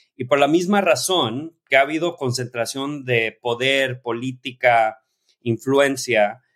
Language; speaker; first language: Spanish; early bilingual, heritage; Spanish